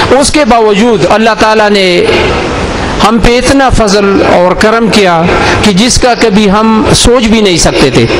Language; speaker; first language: Urdu; non-native, local second language; Pashto